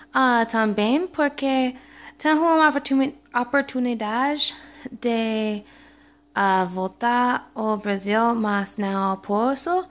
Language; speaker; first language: Portuguese; non-native, learner; English